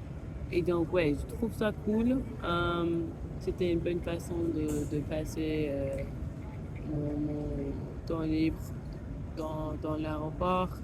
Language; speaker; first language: French; non-native, fluent; English